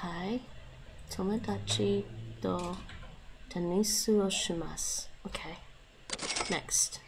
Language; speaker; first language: Japanese; non-native, learner; English